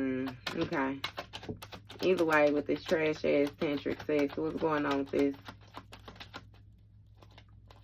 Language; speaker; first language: English; native; English